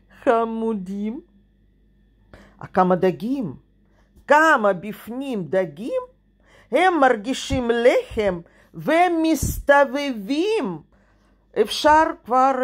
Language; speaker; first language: Hebrew; non-native, fluent; Russian